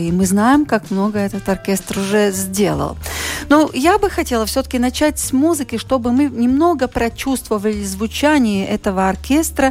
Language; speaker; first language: Russian; native; Russian